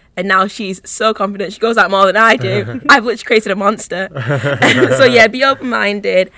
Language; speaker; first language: English; native; English